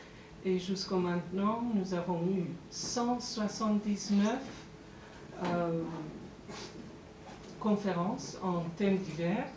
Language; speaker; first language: French; non-native, fluent; Persian